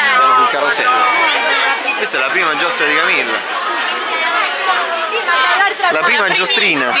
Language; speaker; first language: Italian; native; Italian